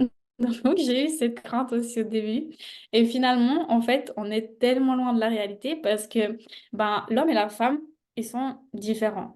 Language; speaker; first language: French; native; French